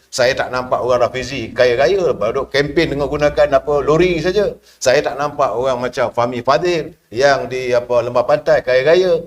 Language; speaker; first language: Malay; native; Malay